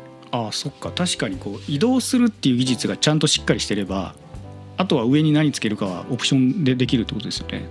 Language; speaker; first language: Japanese; native; Japanese